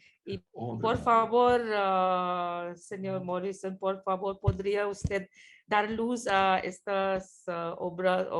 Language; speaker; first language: Spanish; non-native, fluent; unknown